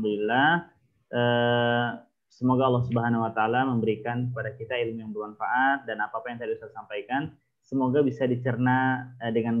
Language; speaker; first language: Indonesian; native; Indonesian